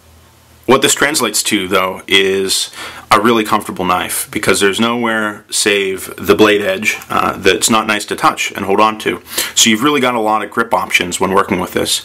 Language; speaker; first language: English; native; English